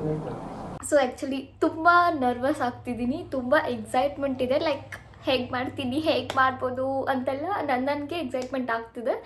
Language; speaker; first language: Kannada; native; Kannada